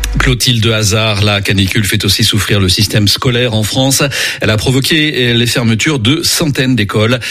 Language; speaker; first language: French; native; French